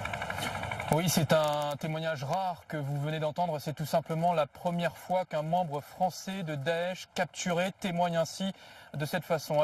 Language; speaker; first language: French; native; French